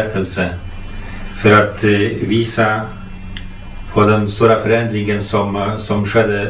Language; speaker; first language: Swedish; non-native, fluent; Polish